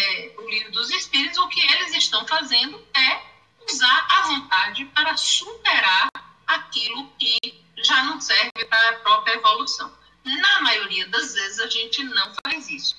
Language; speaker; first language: Portuguese; native; Portuguese